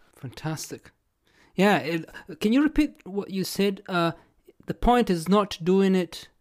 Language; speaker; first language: English; non-native, fluent; Italian